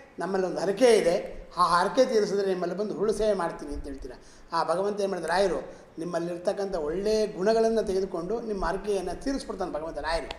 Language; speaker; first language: Kannada; native; Kannada